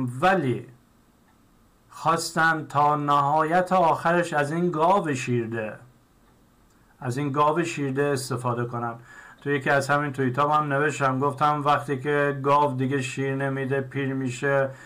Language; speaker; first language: Persian; native; Persian